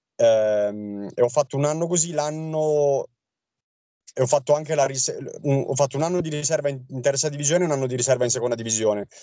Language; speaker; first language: Italian; non-native, fluent; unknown